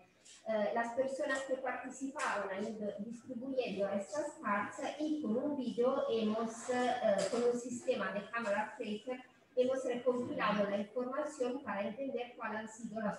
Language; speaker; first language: Spanish; non-native, fluent; Italian